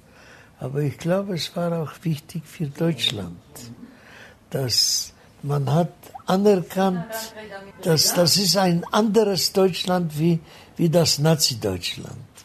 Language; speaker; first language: German; non-native, fluent; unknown